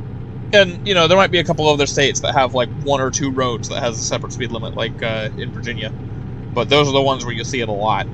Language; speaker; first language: English; native; English